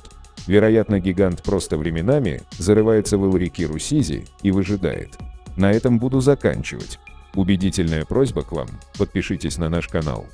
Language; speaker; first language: Russian; native; Russian